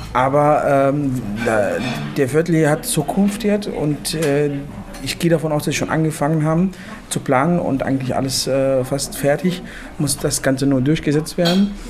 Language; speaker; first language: German; non-native, fluent; Arabic